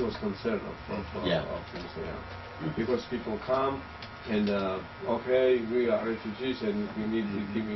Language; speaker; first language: English; non-native, learner; Vietnamese